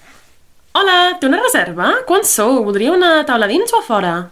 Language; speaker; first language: Catalan; early bilingual, heritage; English